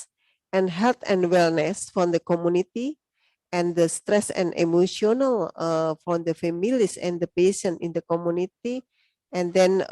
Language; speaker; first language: English; non-native, learner; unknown